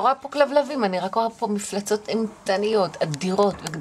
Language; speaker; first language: Hebrew; native; Hebrew